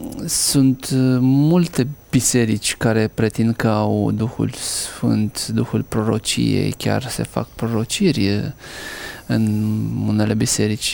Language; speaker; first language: Romanian; native; Romanian